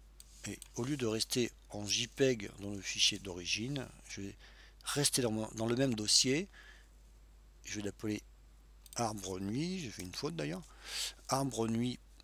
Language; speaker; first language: French; native; French